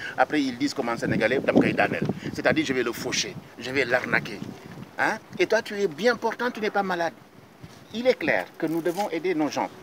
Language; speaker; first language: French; non-native, local second language; Wolof